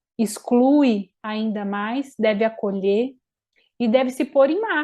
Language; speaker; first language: Portuguese; native; Portuguese